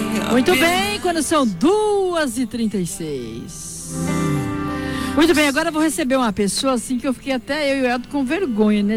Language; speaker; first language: Portuguese; native; Portuguese